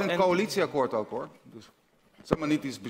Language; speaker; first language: Dutch; native; Dutch